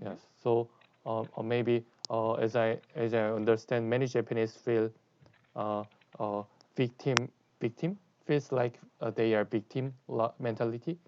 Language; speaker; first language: English; non-native, learner; Korean